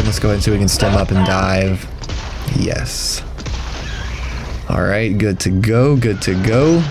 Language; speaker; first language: English; native; English